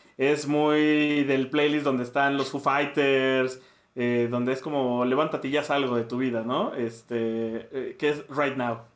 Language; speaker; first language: Spanish; native; Spanish